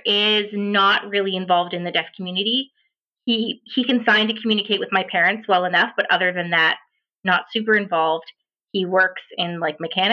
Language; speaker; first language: English; native; English